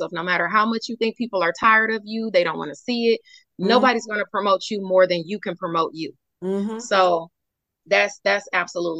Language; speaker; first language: English; native; English